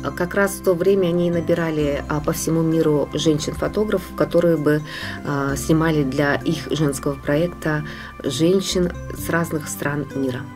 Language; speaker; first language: Russian; non-native, local second language; Yakut